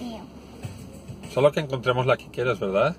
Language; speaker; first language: Spanish; native; Spanish